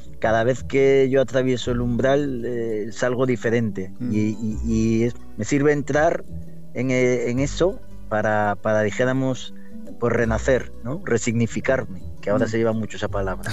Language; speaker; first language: Spanish; non-native, fluent; English